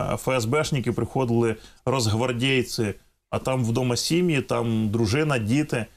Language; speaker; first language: Ukrainian; native; Ukrainian